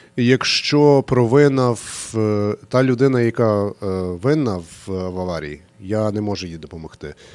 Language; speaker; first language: Ukrainian; early bilingual, heritage; Ukrainian